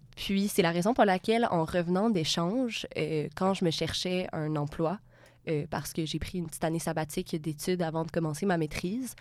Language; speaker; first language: French; native; French